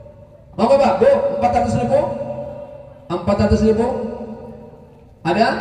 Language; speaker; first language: Indonesian; native; Indonesian